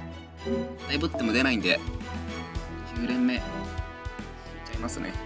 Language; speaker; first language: Japanese; native; Japanese